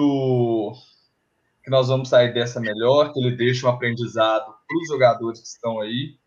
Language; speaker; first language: Portuguese; native; Portuguese